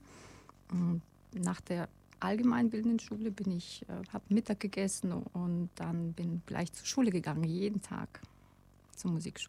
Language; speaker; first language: German; non-native, fluent; Russian